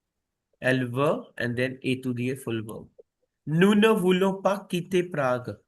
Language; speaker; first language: French; non-native, fluent; Hindi